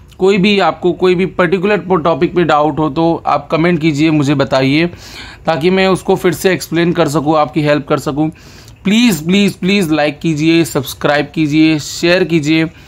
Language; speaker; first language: Hindi; non-native, local second language; Gujarati